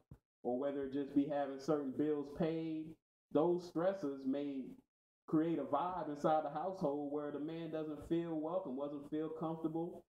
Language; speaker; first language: English; native; English